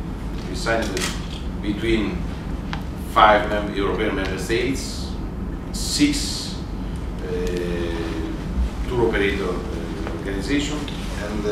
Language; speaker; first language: English; non-native, learner; Italian